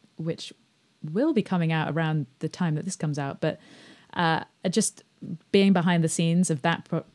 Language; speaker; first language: English; native; English